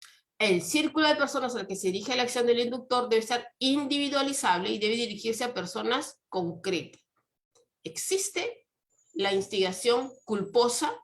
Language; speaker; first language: Spanish; native; Spanish